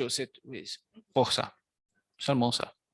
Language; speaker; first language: French; non-native, learner; Maltese